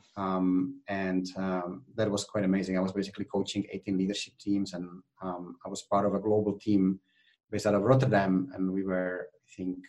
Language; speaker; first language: English; non-native, fluent; Czech